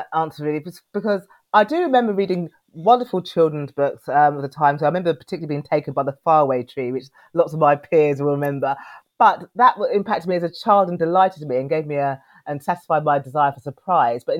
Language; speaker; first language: English; native; English